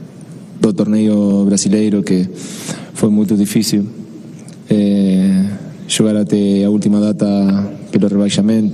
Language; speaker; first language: Portuguese; non-native, fluent; Spanish